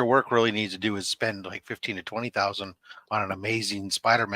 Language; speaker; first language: English; native; English